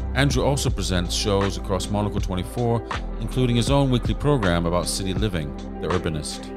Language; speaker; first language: English; native; English